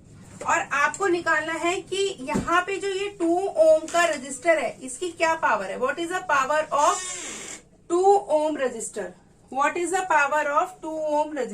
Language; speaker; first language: Hindi; native; Hindi